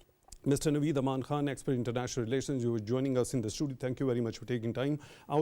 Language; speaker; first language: English; non-native, local second language; Urdu